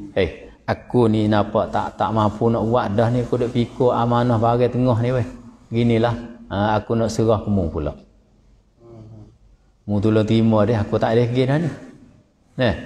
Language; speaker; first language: Malay; native; Malay